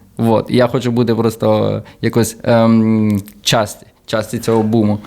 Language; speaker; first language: Ukrainian; early bilingual, heritage; Ukrainian